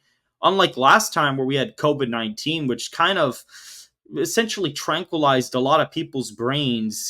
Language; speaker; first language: English; native; English